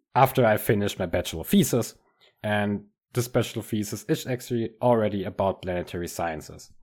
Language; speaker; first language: English; non-native, fluent; German